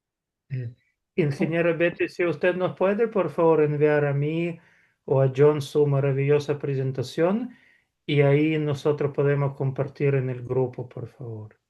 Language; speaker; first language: Spanish; non-native, fluent; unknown